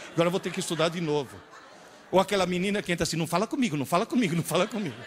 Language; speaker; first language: Portuguese; early bilingual, other home language; Italian